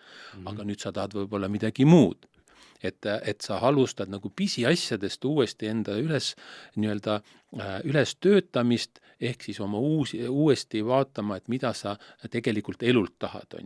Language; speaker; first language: Estonian; native; Estonian